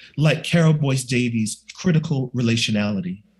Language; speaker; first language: English; native; English